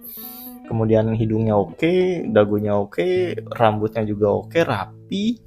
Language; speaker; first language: Indonesian; native; Indonesian